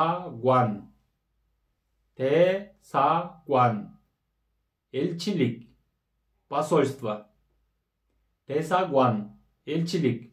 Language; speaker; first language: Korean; non-native, fluent; Kyrgyz